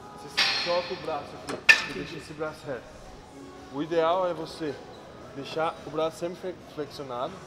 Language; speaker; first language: Portuguese; native; Portuguese